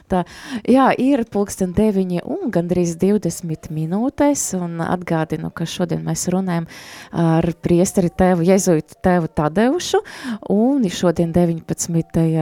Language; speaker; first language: Latvian; non-native, local second language; Russian